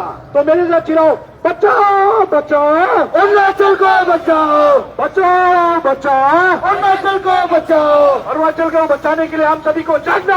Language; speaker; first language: Hindi; non-native, local second language; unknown